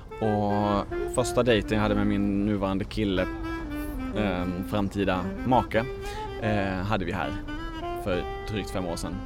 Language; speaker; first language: Swedish; native; Swedish